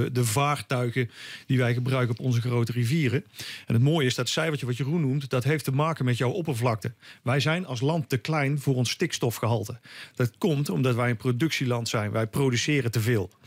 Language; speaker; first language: Dutch; native; Dutch